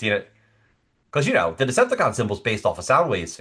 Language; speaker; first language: English; native; English